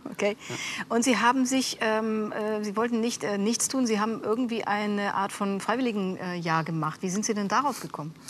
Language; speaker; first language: German; native; German